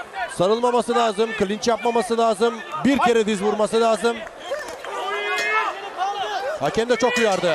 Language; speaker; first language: Turkish; native; Turkish